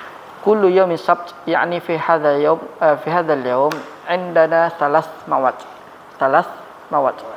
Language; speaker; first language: Arabic; non-native, fluent; Indonesian